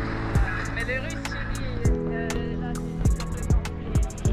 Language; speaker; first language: French; non-native, fluent; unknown